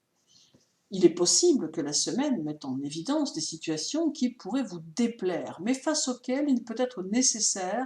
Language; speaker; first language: French; native; French